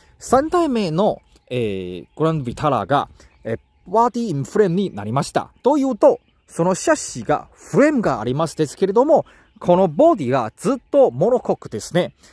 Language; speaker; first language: Japanese; non-native, learner; Chinese